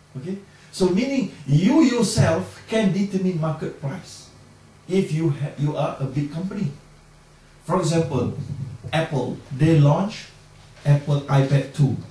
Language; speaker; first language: English; non-native, local second language; Malay